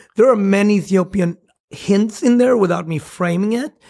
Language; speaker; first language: English; non-native, fluent; Swedish